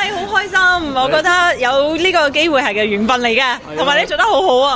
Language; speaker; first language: Cantonese; non-native, fluent; Chinese